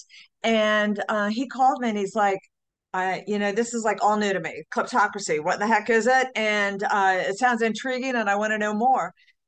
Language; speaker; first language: English; native; English